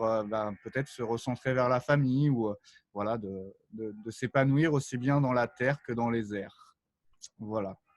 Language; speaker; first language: French; native; French